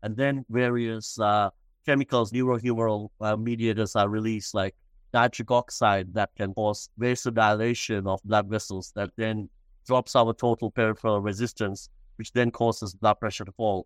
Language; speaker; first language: English; non-native, local second language; Sinhala